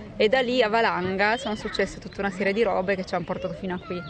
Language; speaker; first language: Italian; native; Italian